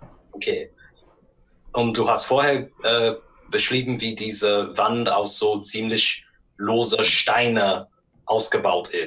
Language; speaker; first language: German; non-native, learner; English